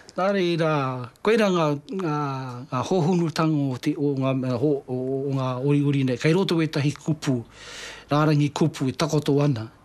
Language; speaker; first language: Māori; native; Māori